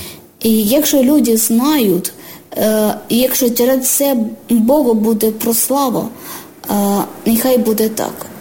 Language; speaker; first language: Ukrainian; non-native, learner; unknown